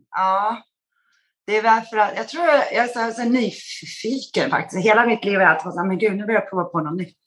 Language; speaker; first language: Swedish; native; Swedish